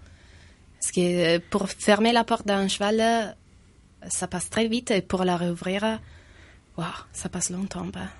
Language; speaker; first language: French; non-native, fluent; Italian